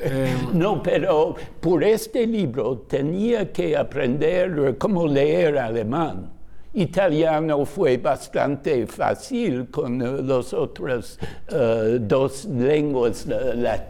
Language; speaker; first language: Spanish; non-native, fluent; English